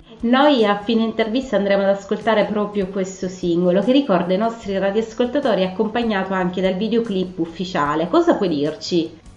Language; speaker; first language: Italian; native; Italian